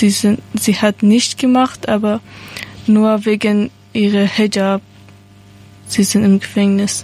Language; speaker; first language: German; non-native, learner; Persian